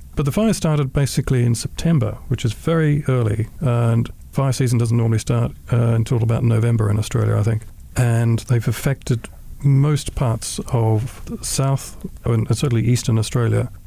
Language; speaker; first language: English; native; English